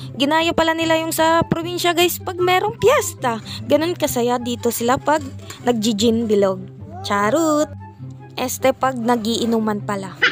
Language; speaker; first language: Filipino; non-native, local second language; Cebuano